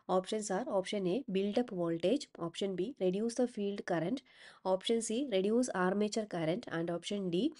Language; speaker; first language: English; non-native, local second language; Malayalam